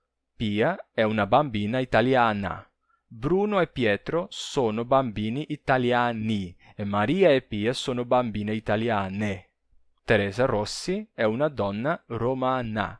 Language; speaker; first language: Italian; non-native, fluent; Portuguese